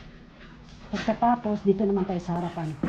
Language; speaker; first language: Filipino; non-native, local second language; Cebuano